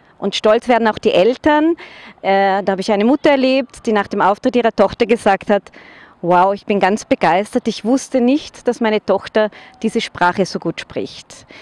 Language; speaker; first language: German; native; German